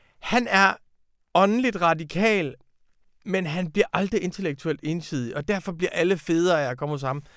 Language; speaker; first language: Danish; native; Danish